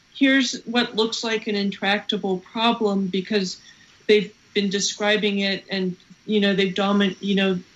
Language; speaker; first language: English; native; English